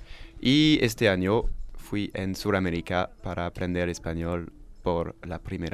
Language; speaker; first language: Spanish; non-native, learner; French